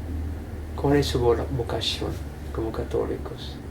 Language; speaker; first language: Spanish; non-native, fluent; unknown